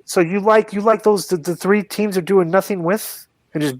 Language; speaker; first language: English; native; English